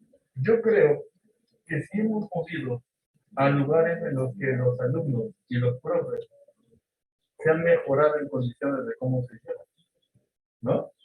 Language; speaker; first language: Spanish; native; Spanish